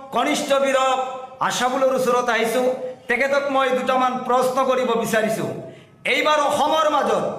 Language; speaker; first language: Assamese; non-native, local second language; Bangla